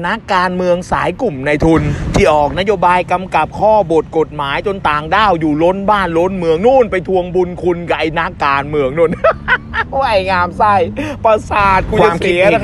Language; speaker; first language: Thai; native; Thai